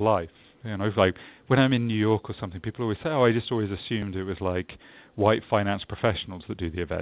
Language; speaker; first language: English; native; English